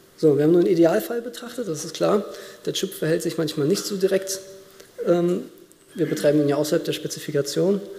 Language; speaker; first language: German; native; German